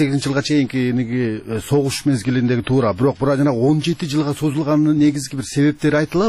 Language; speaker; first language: Kyrgyz; native; Kyrgyz